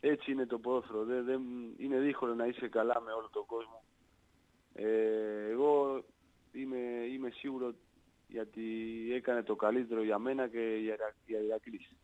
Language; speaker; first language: Greek; non-native, learner; Spanish